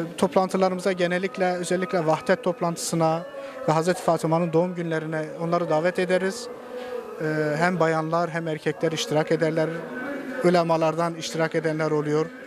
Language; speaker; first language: Turkish; non-native, local second language; Zaza